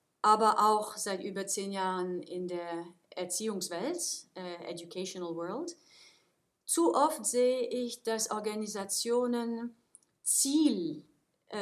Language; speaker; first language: German; non-native, fluent; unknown